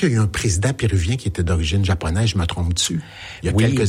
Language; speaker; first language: French; native; French